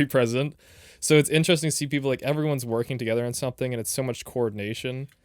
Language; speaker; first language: English; native; English